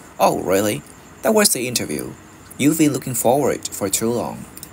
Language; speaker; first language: English; non-native, learner; Vietnamese